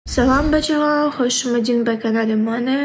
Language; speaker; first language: Persian; early bilingual, heritage; Persian